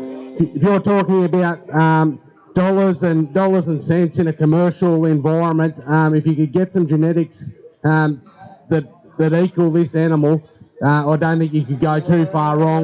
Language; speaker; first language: English; native; English